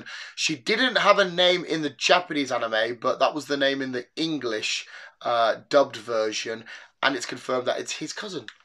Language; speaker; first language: English; native; English